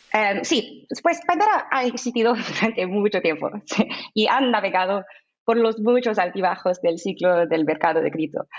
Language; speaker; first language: Spanish; non-native, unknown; English